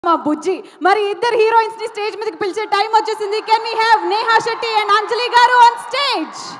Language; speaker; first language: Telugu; native; Telugu